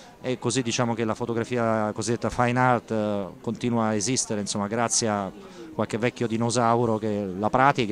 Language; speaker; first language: Italian; native; Italian